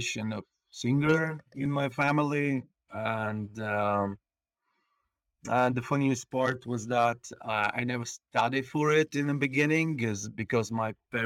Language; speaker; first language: English; non-native, fluent; Bulgarian